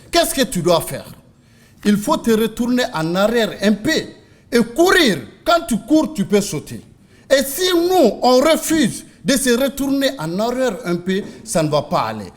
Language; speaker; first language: French; non-native, local second language; Mandingo